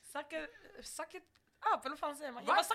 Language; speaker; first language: Swedish; native; Swedish